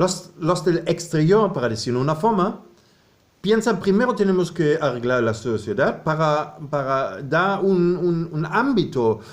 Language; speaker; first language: Spanish; non-native, fluent; German